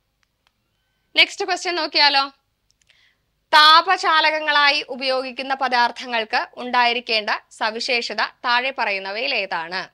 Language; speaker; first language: Malayalam; native; Malayalam